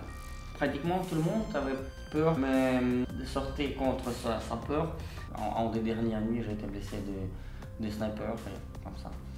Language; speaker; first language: French; non-native, learner; Ukrainian